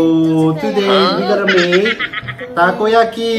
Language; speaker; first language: English; non-native, local second language; Filipino